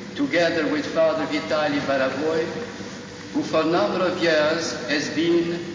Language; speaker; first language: English; non-native, fluent; Russian